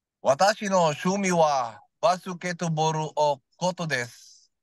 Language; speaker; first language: Japanese; non-native, learner; Filipino